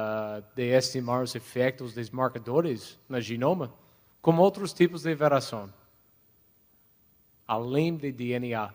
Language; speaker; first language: Portuguese; non-native, fluent; English